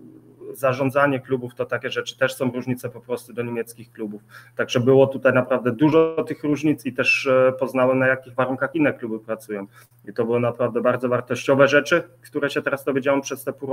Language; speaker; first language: Polish; early bilingual, heritage; Polish